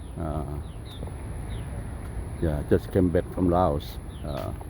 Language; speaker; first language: English; non-native, learner; Lao